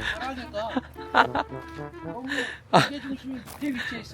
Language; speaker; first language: Korean; native; Korean